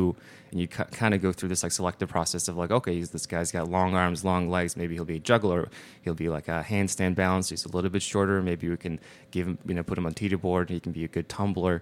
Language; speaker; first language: English; non-native, fluent; Mongolian